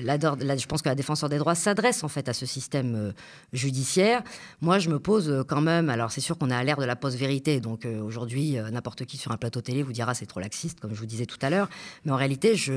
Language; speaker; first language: French; native; French